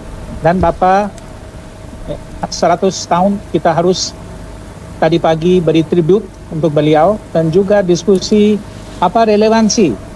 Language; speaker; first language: Indonesian; non-native, fluent; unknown